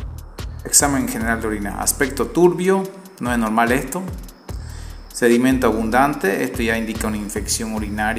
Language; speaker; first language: Spanish; native; Spanish